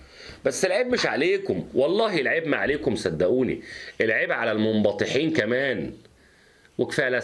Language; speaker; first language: Arabic; native; Arabic